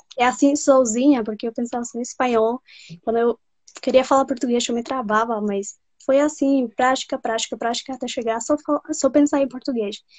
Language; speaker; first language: Portuguese; non-native, fluent; Spanish